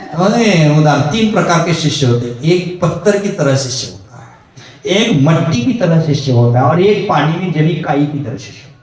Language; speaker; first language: Hindi; non-native, local second language; Marathi